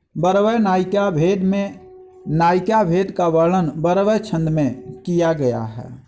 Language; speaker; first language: Hindi; native; Hindi